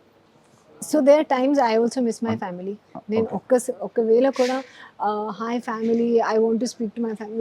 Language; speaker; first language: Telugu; non-native, learner; Hindi